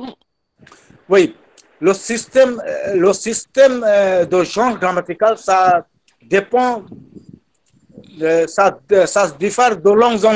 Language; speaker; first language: French; non-native, fluent; Bangla